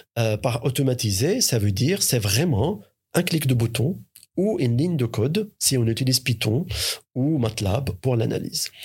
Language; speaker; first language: French; non-native, fluent; Arabic